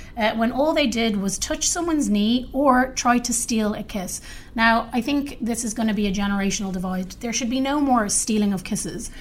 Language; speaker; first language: English; native; English